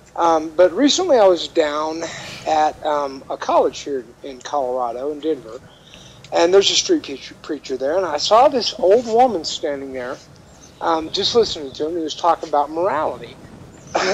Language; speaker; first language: English; native; English